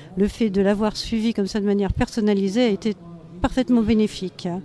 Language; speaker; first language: French; native; French